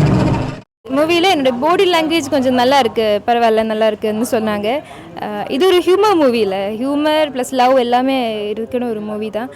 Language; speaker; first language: Tamil; non-native, fluent; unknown